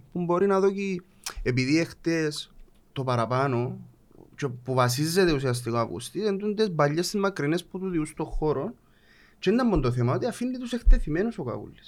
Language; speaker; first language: Greek; native; Greek